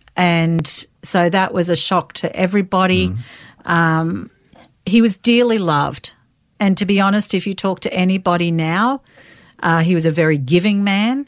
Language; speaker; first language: English; native; English